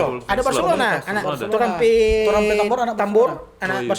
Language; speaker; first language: Indonesian; non-native, local second language; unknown